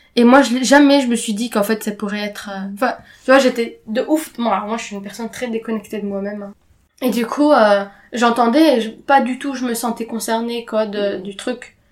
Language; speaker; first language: French; non-native, fluent; Arabic